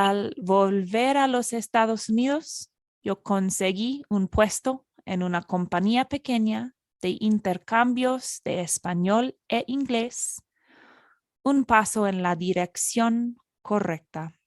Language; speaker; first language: Spanish; non-native, fluent; English